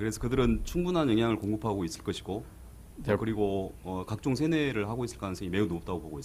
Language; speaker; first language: Korean; native; Korean